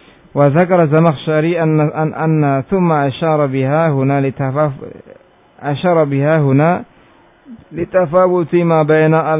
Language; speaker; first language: Arabic; non-native, fluent; Indonesian